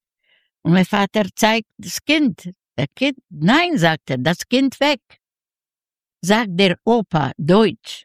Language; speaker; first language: German; non-native, learner; Ukrainian